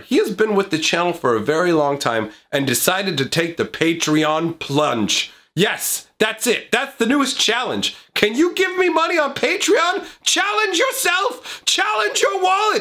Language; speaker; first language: English; native; English